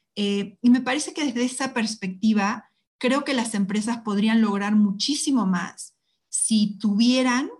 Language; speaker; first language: Spanish; native; Spanish